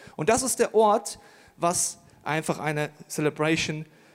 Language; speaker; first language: German; native; German